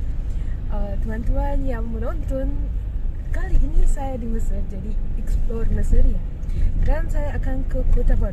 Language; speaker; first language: Indonesian; non-native, fluent; Arabic